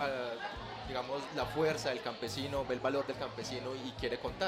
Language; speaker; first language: Spanish; native; Spanish